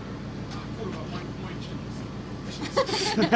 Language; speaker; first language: Polish; non-native, learner; English